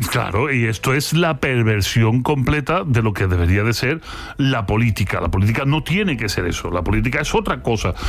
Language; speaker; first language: Spanish; native; Spanish